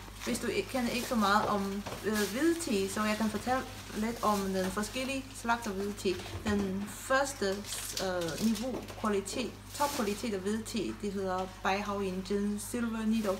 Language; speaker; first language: Danish; non-native, fluent; Chinese